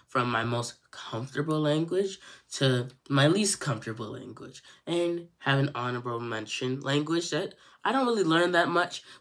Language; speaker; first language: English; native; English